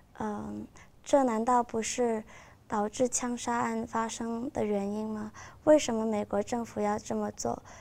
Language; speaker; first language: Chinese; non-native, local second language; Cantonese